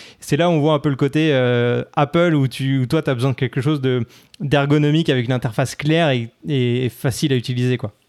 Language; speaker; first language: French; native; French